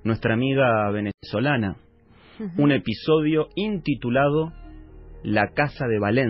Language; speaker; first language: Spanish; native; Spanish